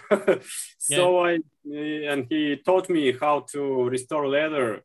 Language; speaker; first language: English; non-native, learner; Russian